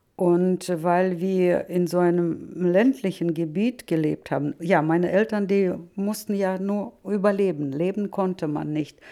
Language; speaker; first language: German; non-native, fluent; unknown